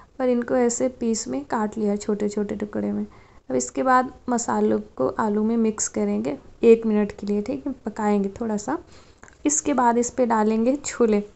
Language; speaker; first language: Hindi; native; Hindi